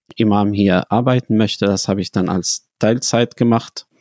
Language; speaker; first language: German; non-native, fluent; Arabic